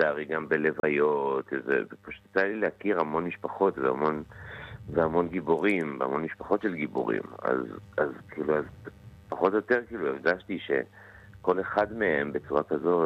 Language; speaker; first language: Hebrew; native; Hebrew